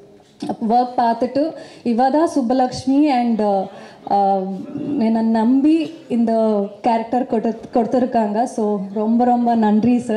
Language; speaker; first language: Tamil; non-native, local second language; Kannada